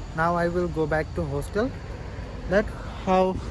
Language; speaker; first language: English; non-native, local second language; Bangla